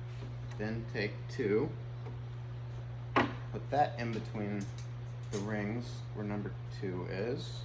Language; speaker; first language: English; native; English